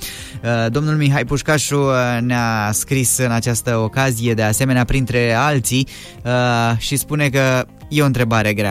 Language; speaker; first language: Romanian; native; Romanian